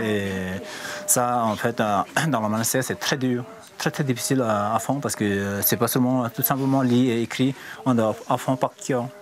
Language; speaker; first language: French; non-native, fluent; Sherpa